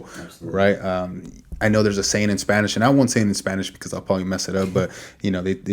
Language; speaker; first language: English; native; English